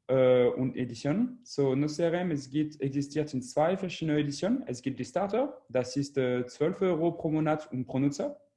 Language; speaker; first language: German; non-native, learner; French